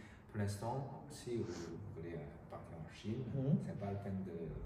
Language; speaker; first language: French; non-native, learner; Chinese